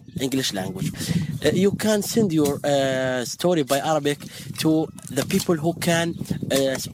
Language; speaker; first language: English; non-native, fluent; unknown